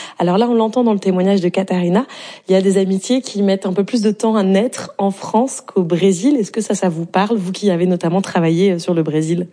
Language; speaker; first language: French; native; French